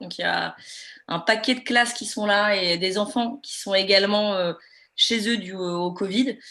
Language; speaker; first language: French; native; French